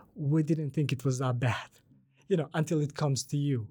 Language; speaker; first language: English; non-native, fluent; Bosnian